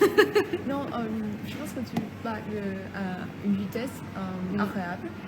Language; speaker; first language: French; non-native, fluent; Vietnamese